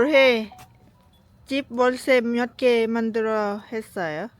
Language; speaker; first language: Korean; non-native, learner; Lao